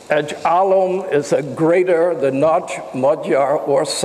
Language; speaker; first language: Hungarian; non-native, learner; English